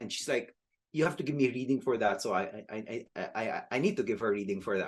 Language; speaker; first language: English; non-native, local second language; Filipino